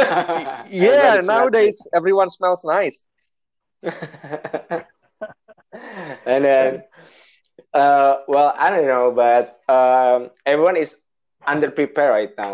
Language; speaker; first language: English; non-native, learner; Indonesian